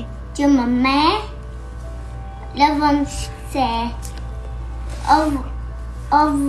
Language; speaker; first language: French; non-native, learner; Arabic